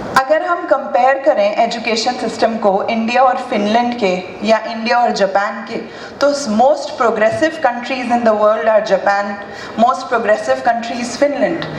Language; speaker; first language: Hindi; native; Hindi